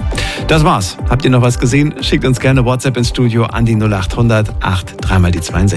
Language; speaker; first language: German; native; German